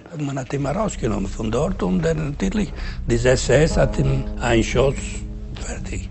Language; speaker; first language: German; non-native, learner; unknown